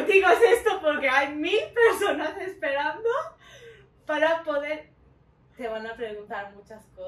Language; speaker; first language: Spanish; non-native, learner; Turkish